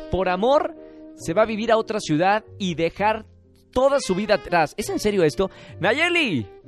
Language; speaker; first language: Spanish; native; Spanish